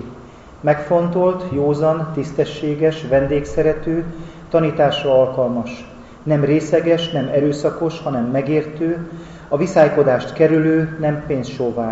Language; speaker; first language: Hungarian; native; Hungarian